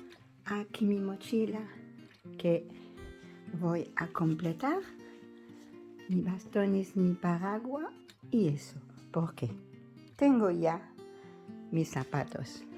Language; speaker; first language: Spanish; non-native, learner; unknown